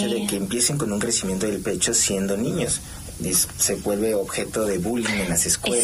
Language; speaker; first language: Spanish; native; Spanish